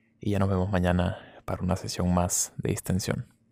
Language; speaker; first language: Spanish; native; Spanish